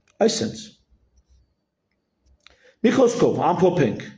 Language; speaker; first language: Armenian; native; Armenian